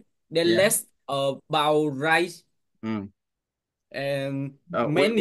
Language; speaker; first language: English; non-native, learner; Vietnamese